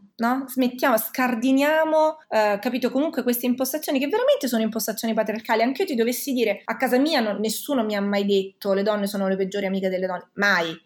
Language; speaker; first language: Italian; native; Italian